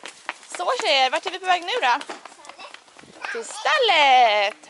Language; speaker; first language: Swedish; native; Swedish